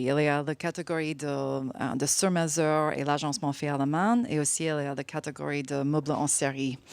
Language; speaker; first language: French; non-native, fluent; English